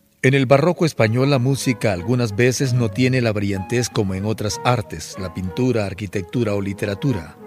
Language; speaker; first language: Spanish; native; Spanish